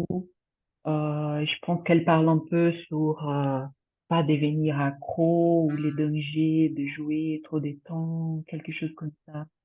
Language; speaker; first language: French; non-native, fluent; Portuguese